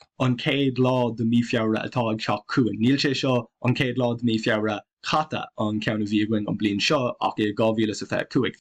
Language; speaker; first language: Irish; non-native, local second language; English